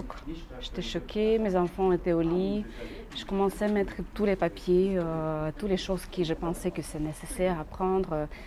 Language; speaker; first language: French; non-native, learner; Russian